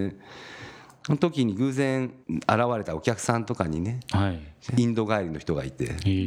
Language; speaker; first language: Japanese; native; Japanese